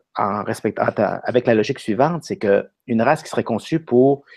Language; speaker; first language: French; native; French